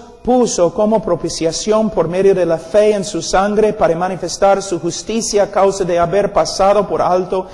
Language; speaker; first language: Spanish; non-native, fluent; English